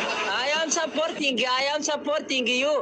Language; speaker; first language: English; non-native, learner; Oromo